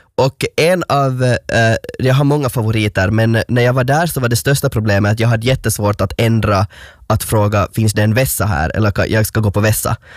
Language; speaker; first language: Swedish; native; Swedish